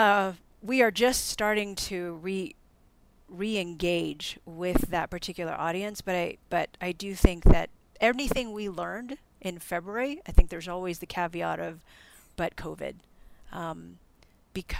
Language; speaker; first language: English; non-native, local second language; Filipino